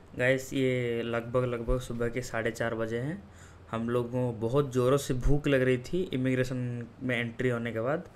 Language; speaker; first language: Hindi; non-native, local second language; Odia